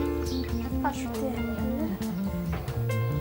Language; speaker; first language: French; non-native, learner; Malagasy